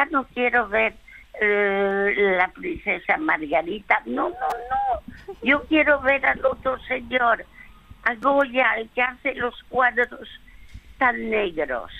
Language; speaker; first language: Spanish; early bilingual, other home language; French